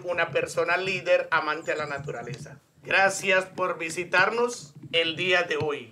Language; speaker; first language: Spanish; non-native, local second language; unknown